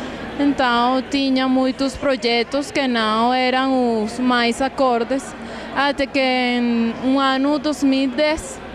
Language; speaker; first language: Portuguese; non-native, fluent; Spanish